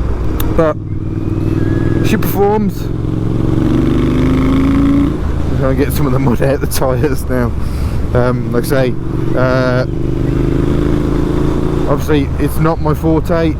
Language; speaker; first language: English; native; English